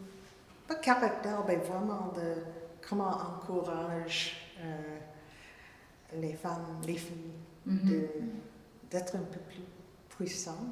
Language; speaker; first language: French; non-native, fluent; English